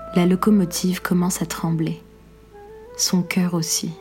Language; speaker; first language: French; non-native, local second language; Arabic